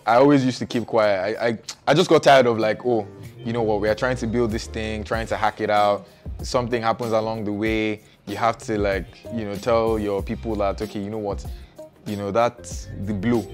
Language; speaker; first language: English; non-native, local second language; Yoruba